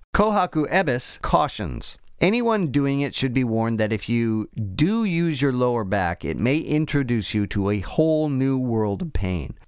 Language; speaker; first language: English; native; English